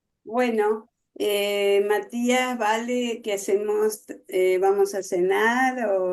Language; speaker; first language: Spanish; native; Spanish